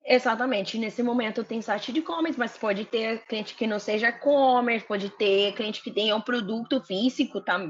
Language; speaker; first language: Portuguese; non-native, fluent; Spanish